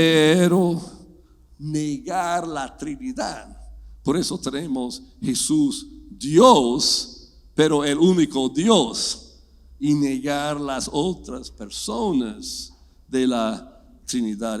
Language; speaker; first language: Spanish; non-native, fluent; English